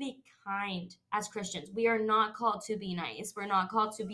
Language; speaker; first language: English; native; English